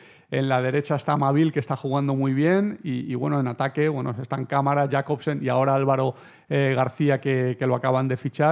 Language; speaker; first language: Spanish; native; Spanish